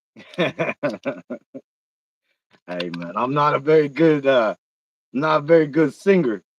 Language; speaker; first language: English; native; English